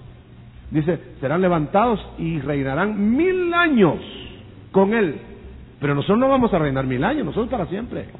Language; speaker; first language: Spanish; native; Spanish